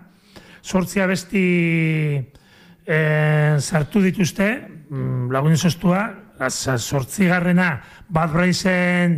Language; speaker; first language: Basque; native; Basque